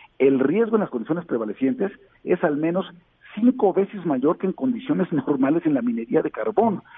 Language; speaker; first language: Spanish; native; Spanish